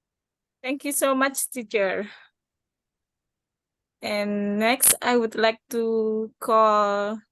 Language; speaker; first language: English; non-native, learner; Indonesian